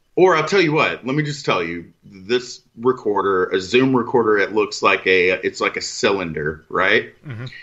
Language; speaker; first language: English; native; English